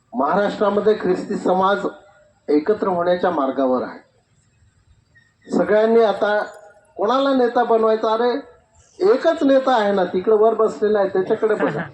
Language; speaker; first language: Marathi; non-native, local second language; Bhili